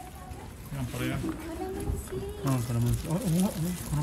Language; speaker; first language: Filipino; non-native, learner; Japanese